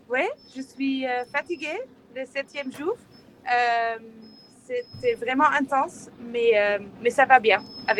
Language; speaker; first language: French; non-native, fluent; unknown